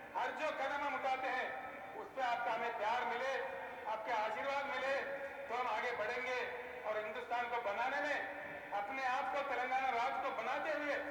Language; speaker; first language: Hindi; non-native, local second language; Telugu